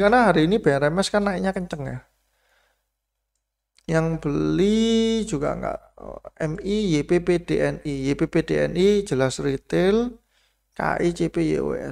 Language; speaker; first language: Indonesian; native; Indonesian